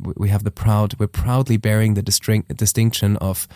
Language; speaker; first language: English; non-native, fluent; German